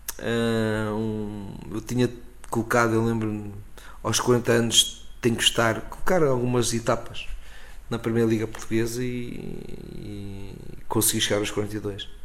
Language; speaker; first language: Portuguese; native; Portuguese